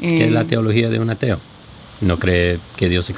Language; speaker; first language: Spanish; non-native, fluent; English